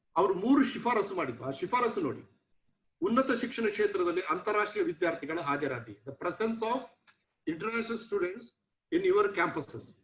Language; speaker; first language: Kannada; non-native, local second language; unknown